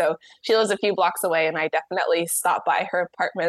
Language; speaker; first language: English; native; English